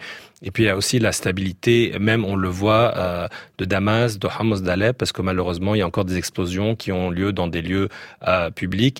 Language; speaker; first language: French; native; French